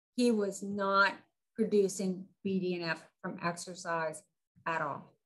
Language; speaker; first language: English; native; English